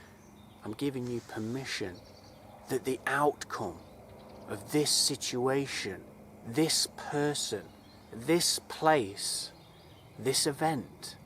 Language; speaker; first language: English; native; English